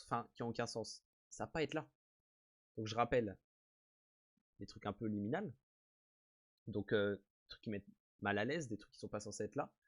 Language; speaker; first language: French; native; French